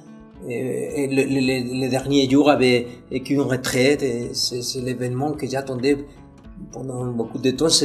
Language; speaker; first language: French; non-native, fluent; Spanish